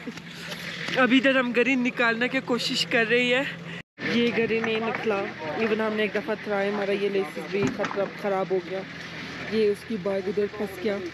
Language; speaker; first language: Hindi; non-native, fluent; Turkish